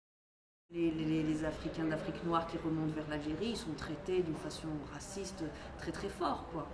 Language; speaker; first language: French; native; French